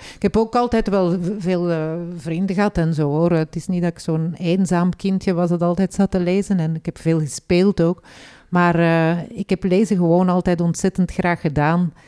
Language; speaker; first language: Dutch; native; Dutch